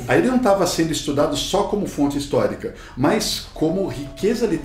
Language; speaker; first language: Portuguese; native; Portuguese